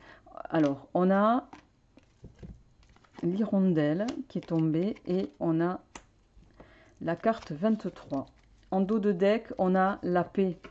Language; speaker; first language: French; native; French